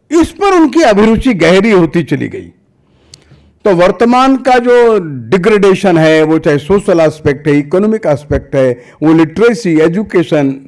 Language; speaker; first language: Hindi; native; Hindi